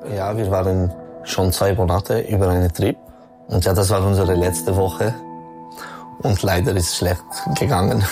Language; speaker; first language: German; non-native, local second language; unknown